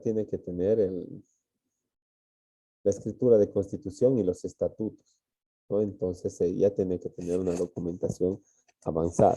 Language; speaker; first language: Spanish; native; Spanish